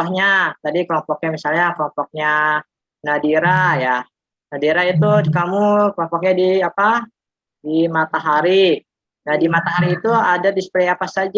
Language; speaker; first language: Indonesian; native; Indonesian